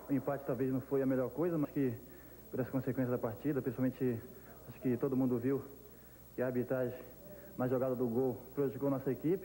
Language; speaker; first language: Portuguese; native; Portuguese